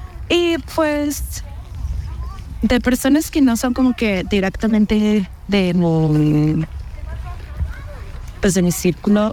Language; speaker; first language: Spanish; native; Spanish